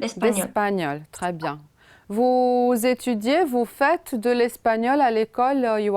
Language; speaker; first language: French; non-native, fluent; Romanian